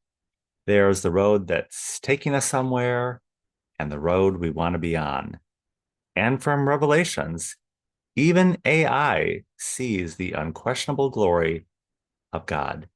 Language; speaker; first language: English; native; English